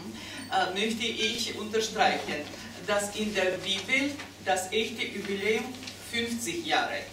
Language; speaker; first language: German; non-native, fluent; Russian